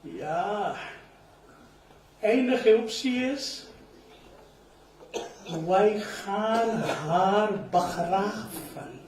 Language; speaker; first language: Dutch; non-native, fluent; Urdu